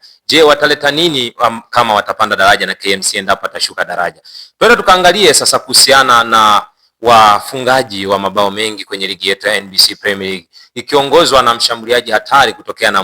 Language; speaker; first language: Swahili; native; Swahili